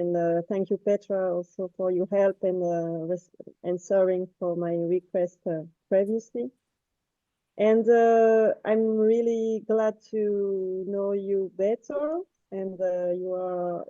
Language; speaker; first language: English; non-native, fluent; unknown